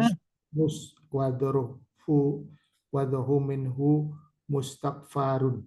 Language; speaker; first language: Arabic; non-native, learner; Indonesian